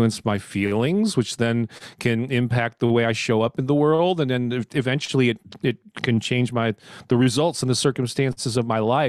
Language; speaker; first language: English; native; English